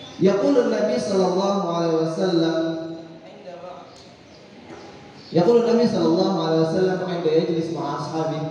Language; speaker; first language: Arabic; non-native, learner; Indonesian